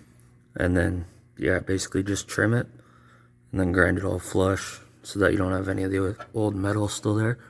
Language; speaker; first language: English; native; English